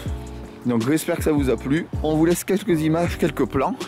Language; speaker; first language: French; native; French